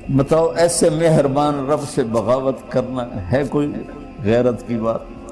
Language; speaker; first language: Urdu; non-native, local second language; Punjabi